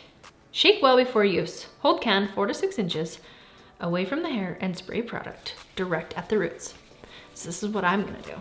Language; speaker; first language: English; native; English